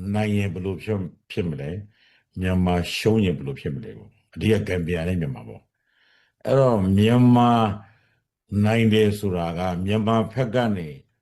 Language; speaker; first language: Burmese; non-native, local second language; Rohingya